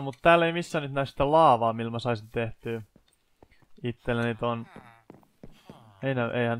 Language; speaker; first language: Finnish; native; Finnish